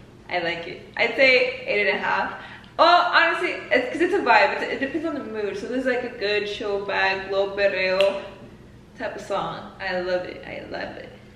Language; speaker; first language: English; early bilingual, other home language; Spanish